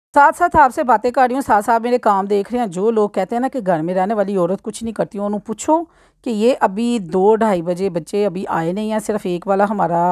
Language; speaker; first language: Urdu; non-native, local second language; Punjabi